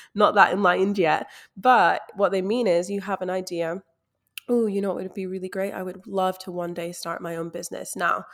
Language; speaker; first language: English; native; English